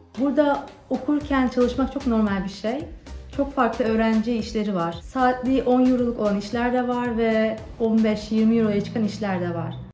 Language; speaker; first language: Turkish; native; Turkish